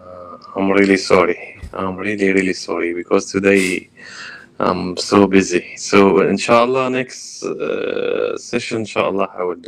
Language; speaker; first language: English; non-native, learner; Arabic